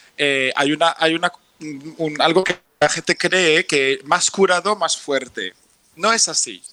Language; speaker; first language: Spanish; non-native, fluent; French